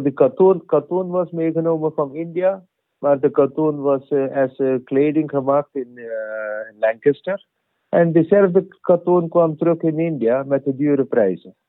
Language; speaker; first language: Dutch; non-native, learner; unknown